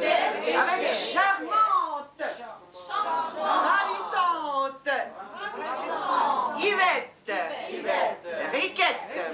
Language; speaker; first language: French; non-native, learner; Russian